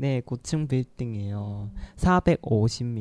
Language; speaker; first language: Korean; non-native, learner; Chinese